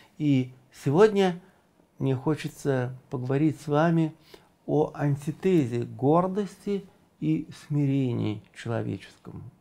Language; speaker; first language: Russian; native; Russian